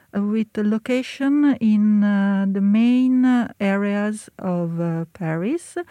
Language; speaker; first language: English; non-native, fluent; Italian